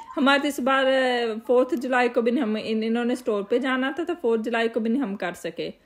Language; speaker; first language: Urdu; native; Urdu